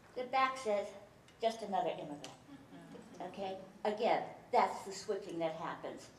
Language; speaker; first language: English; early bilingual, other home language; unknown